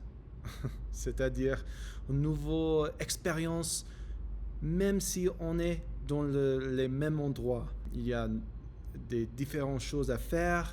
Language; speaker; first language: French; non-native, learner; English